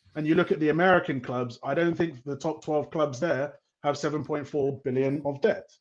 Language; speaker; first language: English; native; English